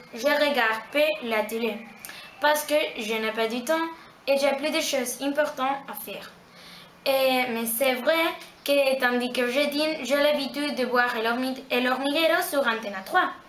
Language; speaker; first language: French; non-native, learner; Spanish